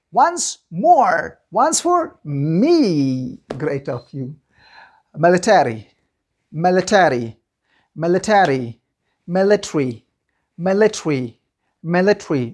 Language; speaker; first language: English; non-native, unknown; Persian